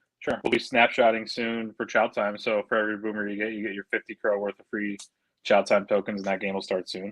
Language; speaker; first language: English; native; English